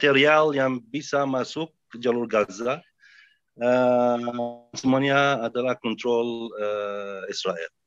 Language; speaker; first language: Indonesian; non-native, fluent; Arabic